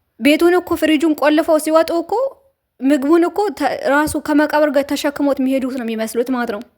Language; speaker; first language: Amharic; native; Amharic